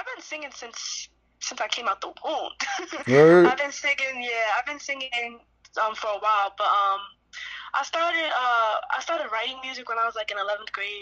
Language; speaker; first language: English; native; English